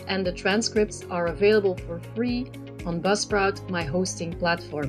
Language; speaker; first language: English; non-native, fluent; Dutch